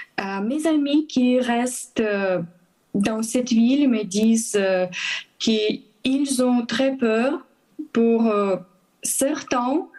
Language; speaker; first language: French; non-native, learner; Ukrainian